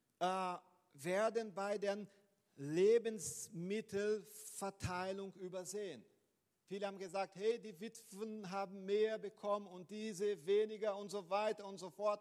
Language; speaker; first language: German; non-native, fluent; Portuguese